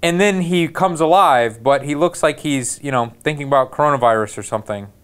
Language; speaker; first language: English; native; English